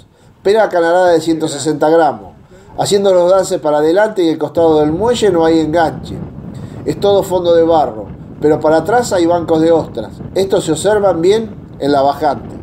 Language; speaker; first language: Spanish; native; Spanish